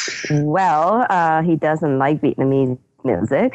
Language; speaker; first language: English; non-native, fluent; Vietnamese